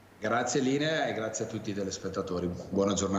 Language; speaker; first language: Italian; native; Italian